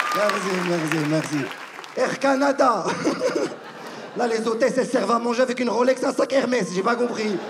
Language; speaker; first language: French; non-native, local second language; Arabic